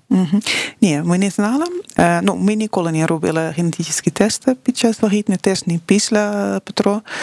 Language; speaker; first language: Ukrainian; non-native, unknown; Dutch